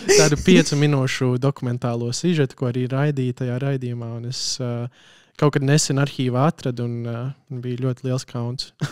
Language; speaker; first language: Latvian; native; Latvian